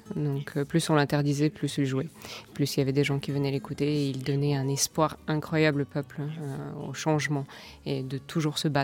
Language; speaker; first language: French; non-native, fluent; Russian